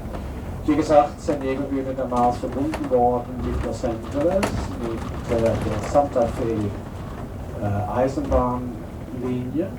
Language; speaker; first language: German; non-native, fluent; English